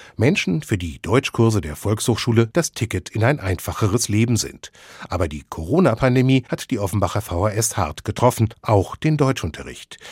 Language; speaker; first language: German; native; German